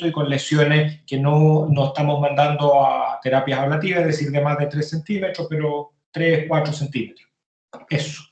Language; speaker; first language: Spanish; native; Spanish